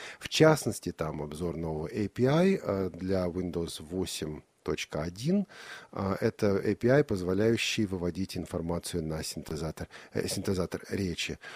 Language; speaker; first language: Russian; native; Russian